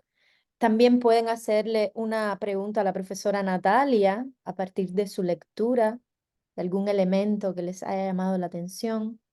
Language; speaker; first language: Spanish; native; Spanish